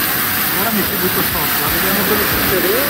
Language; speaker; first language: Italian; native; Italian